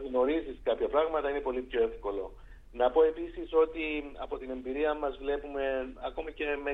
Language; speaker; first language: Greek; native; Greek